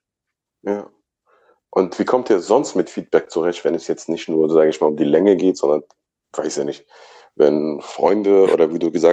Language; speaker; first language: German; native; German